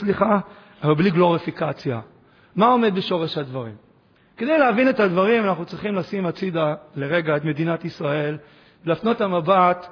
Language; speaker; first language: Hebrew; native; Hebrew